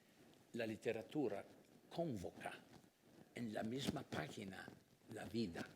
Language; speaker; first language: Spanish; non-native, fluent; Italian